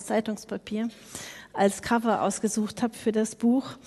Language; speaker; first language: German; native; German